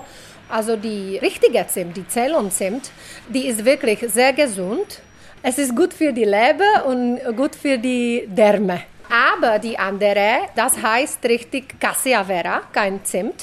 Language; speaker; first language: German; non-native, learner; Czech